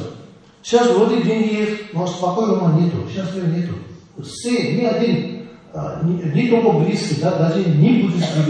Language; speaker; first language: Russian; non-native, learner; Tibetan